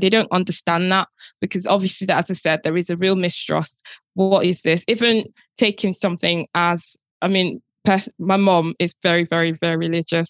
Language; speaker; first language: English; non-native, local second language; Yoruba